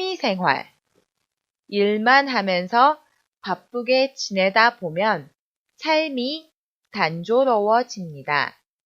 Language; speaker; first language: Korean; non-native, fluent; Chinese